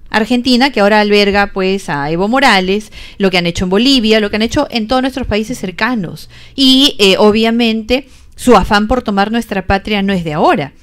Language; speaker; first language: Spanish; native; Spanish